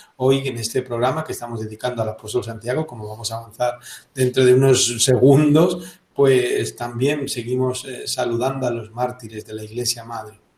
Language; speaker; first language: Spanish; native; Spanish